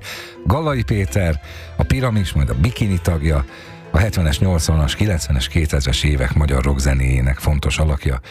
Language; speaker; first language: Hungarian; native; Hungarian